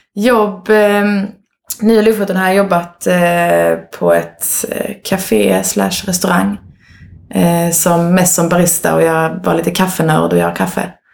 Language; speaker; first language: Swedish; native; Swedish